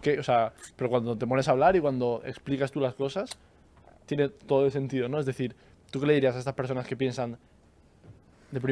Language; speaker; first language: Spanish; native; Spanish